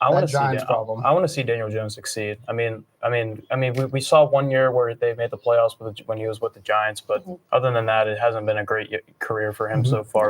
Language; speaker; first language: English; native; English